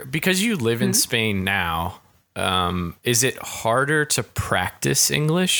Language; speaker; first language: English; native; English